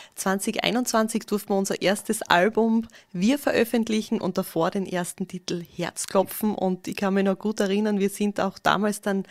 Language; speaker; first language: German; native; German